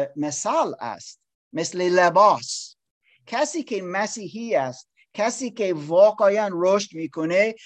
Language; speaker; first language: Persian; non-native, learner; English